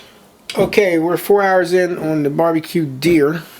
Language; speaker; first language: English; native; English